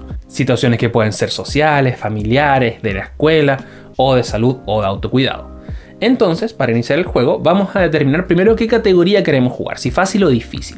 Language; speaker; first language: Spanish; native; Spanish